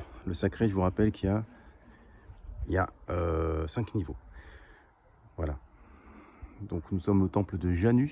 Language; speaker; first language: French; native; French